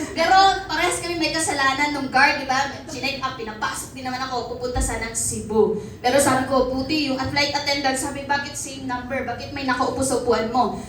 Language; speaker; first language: Filipino; non-native, local second language; Cebuano